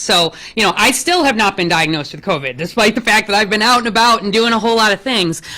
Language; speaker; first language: English; native; English